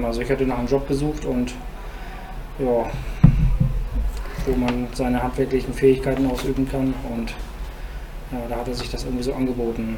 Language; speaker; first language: German; native; German